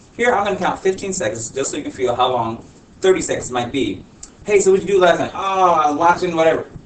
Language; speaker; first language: English; early bilingual, other home language; Spanish